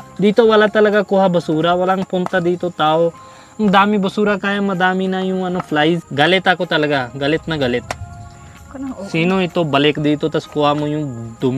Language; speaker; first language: Filipino; non-native, learner; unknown